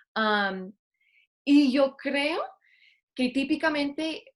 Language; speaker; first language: Spanish; non-native, fluent; English